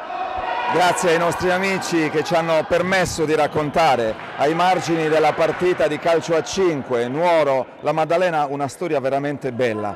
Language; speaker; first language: Italian; native; Italian